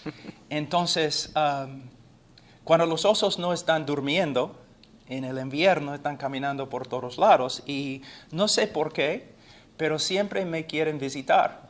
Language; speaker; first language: Spanish; non-native, fluent; English